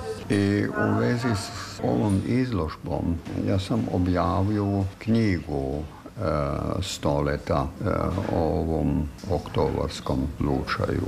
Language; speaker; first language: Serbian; non-native, fluent; German